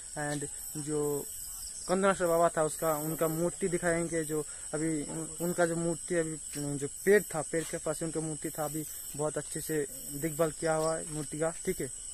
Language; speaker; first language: Hindi; non-native, local second language; Bangla